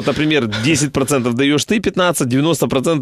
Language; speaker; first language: Russian; native; Russian